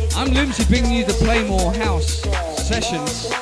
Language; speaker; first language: English; native; English